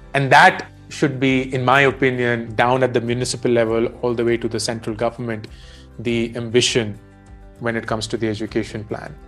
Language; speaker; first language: English; non-native, local second language; Hindi